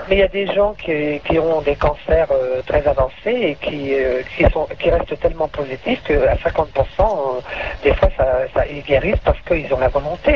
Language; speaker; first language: French; native; French